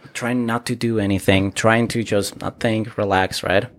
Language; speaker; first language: English; early bilingual, other home language; Spanish